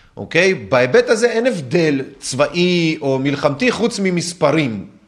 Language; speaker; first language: Hebrew; early bilingual, other home language; Russian